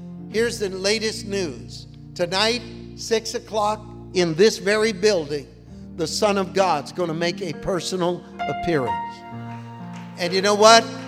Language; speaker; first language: English; early bilingual, other home language; Spanish